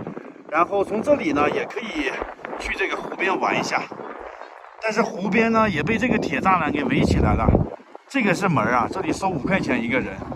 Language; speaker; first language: Chinese; native; Chinese